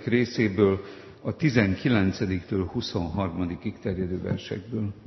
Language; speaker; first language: Hungarian; native; Hungarian